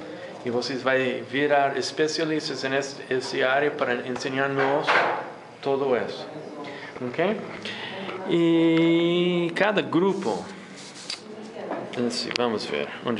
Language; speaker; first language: Portuguese; non-native, fluent; English